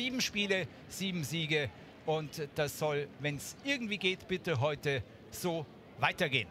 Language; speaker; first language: German; native; German